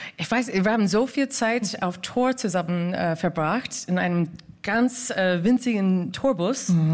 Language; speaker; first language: German; non-native, fluent; English